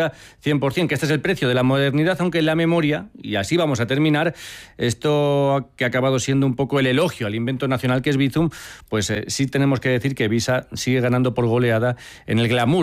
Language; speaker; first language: Spanish; native; Spanish